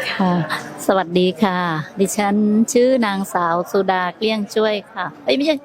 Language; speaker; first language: Thai; native; Thai